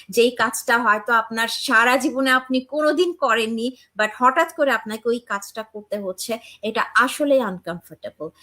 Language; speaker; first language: Bangla; early bilingual, heritage; Bangla